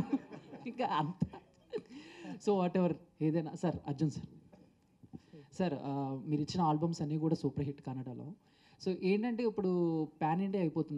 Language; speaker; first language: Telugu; native; Telugu